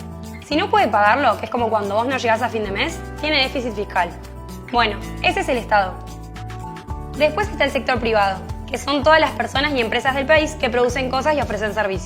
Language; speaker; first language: Spanish; native; Spanish